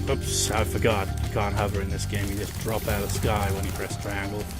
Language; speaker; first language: English; native; English